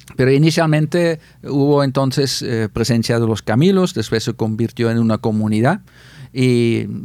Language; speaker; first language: Spanish; non-native, fluent; Dutch